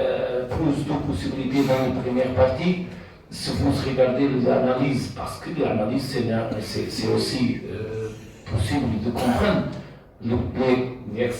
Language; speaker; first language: French; non-native, fluent; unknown